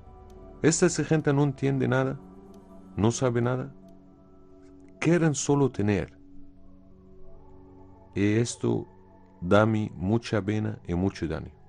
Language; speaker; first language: Spanish; non-native, fluent; Arabic